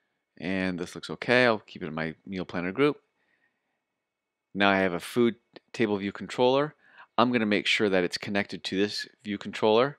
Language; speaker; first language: English; native; English